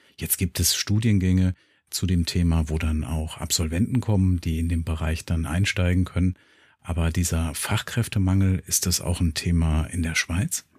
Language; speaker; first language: German; native; German